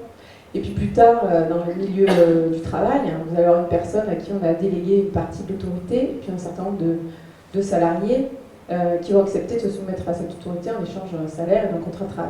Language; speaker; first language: French; native; French